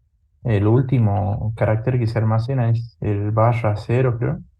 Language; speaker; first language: Spanish; native; Spanish